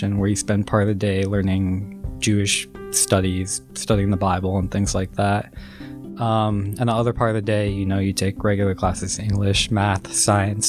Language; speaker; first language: English; native; English